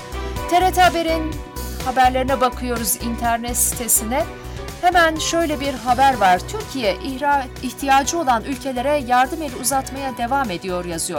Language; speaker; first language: Turkish; native; Turkish